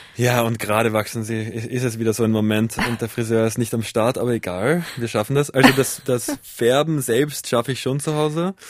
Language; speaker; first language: German; native; German